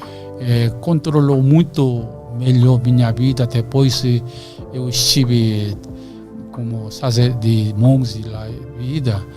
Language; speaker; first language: Portuguese; non-native, learner; Korean